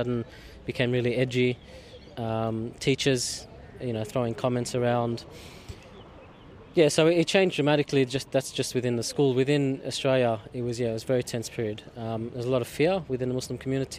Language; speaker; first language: English; native; English